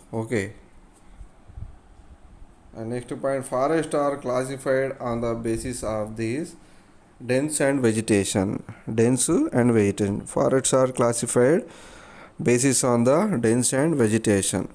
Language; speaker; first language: English; non-native, local second language; Telugu